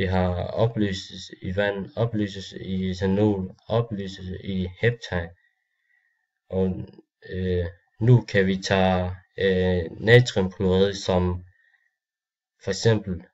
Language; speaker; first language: Danish; non-native, learner; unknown